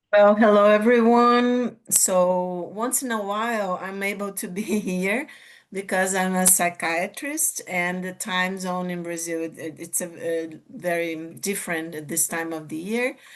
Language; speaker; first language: English; non-native, fluent; Portuguese